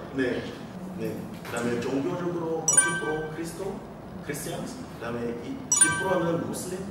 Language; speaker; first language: Korean; non-native, fluent; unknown